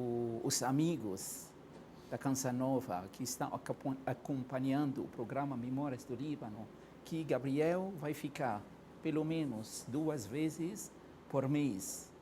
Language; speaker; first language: Portuguese; non-native, fluent; Arabic